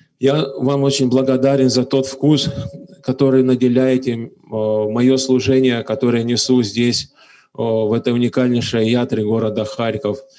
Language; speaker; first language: Russian; native; Russian